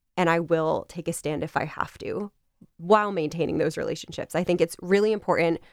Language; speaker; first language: English; native; English